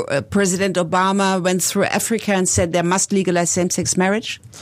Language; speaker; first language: English; non-native, fluent; German